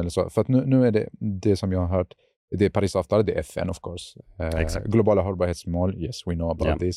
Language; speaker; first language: Swedish; non-native, fluent; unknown